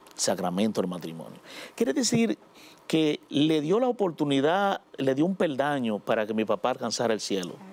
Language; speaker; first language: Spanish; native; Spanish